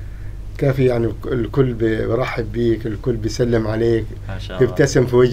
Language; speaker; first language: Arabic; native; Arabic